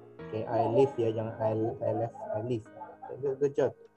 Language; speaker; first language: English; non-native, fluent; Indonesian